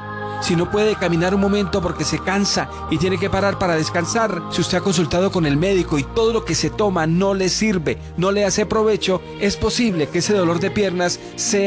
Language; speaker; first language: Spanish; native; Spanish